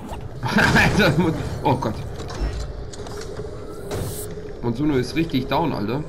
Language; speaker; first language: German; native; German